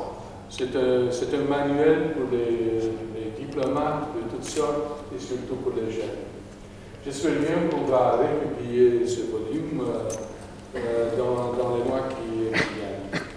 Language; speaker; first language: French; non-native, fluent; Romanian